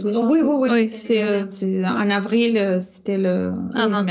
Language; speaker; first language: French; non-native, fluent; Russian